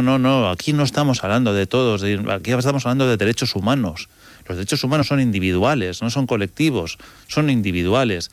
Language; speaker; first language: Spanish; native; Spanish